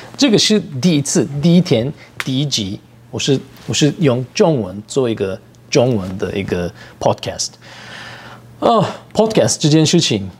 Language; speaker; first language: Chinese; non-native, fluent; Turkish